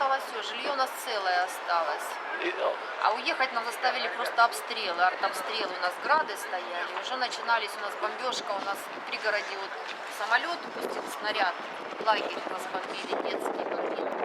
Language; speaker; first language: Russian; native; Russian